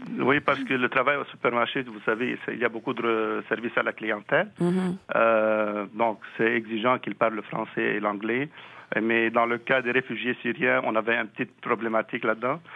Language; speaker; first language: French; non-native, local second language; Arabic